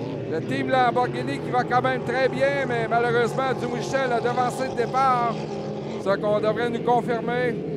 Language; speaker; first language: French; native; French